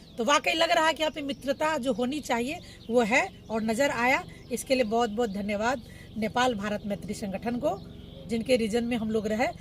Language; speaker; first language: Hindi; native; Hindi